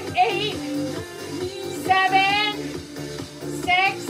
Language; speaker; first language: English; native; English